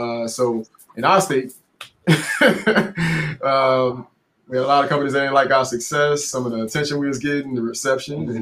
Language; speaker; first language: English; native; English